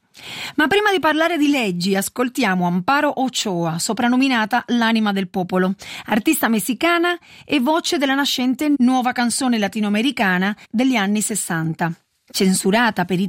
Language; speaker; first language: Italian; native; Italian